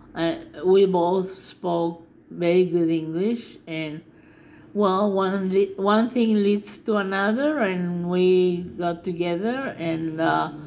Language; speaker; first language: English; non-native, fluent; Spanish